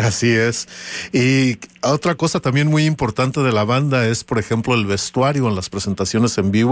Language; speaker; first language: Spanish; native; Spanish